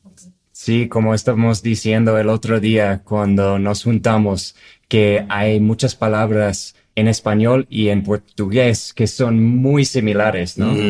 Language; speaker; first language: Spanish; non-native, fluent; English